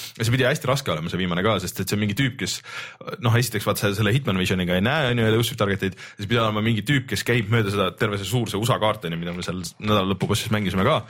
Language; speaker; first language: Estonian; native; Estonian